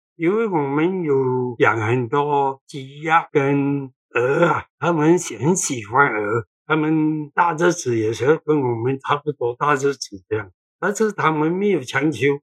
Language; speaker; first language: Chinese; non-native, local second language; Cantonese